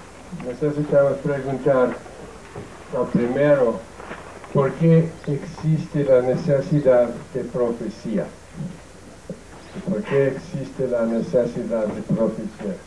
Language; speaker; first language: Spanish; non-native, fluent; English